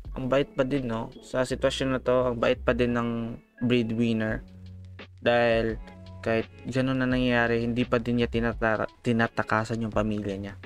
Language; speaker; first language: Filipino; non-native, local second language; Cebuano